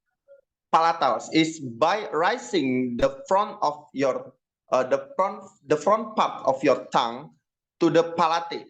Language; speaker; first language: English; non-native, learner; Indonesian